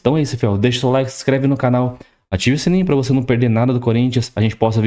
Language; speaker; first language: Portuguese; native; Portuguese